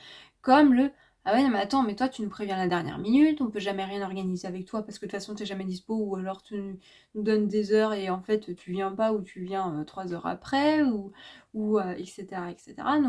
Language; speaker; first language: French; native; French